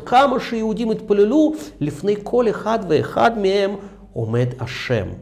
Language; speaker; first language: Hebrew; non-native, fluent; Russian